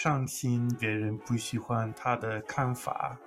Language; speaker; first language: Chinese; non-native, learner; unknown